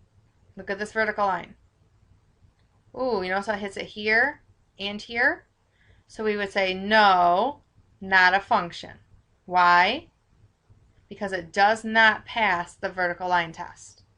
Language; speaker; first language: English; native; English